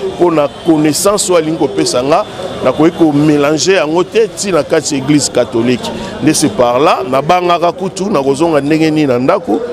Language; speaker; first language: Lingala; native; Lingala